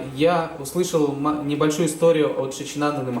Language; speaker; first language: Russian; native; Russian